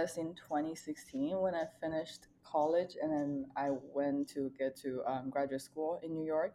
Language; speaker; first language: English; non-native, fluent; Chinese